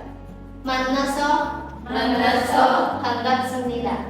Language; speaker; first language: Korean; non-native, learner; Indonesian